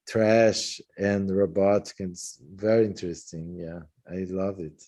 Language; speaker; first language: English; non-native, fluent; Portuguese